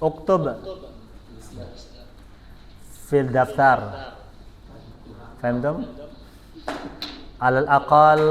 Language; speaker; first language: Arabic; non-native, fluent; Indonesian